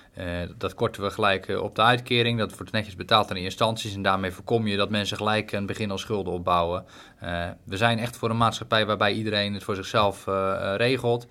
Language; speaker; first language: Dutch; native; Dutch